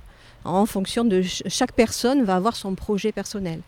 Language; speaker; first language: French; native; French